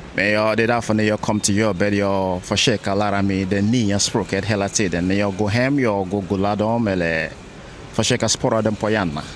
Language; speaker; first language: Swedish; non-native, learner; Igbo